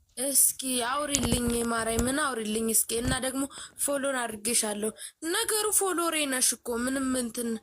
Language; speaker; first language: Amharic; native; Amharic